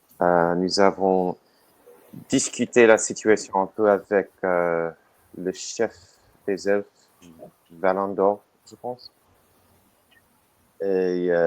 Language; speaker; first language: French; non-native, learner; English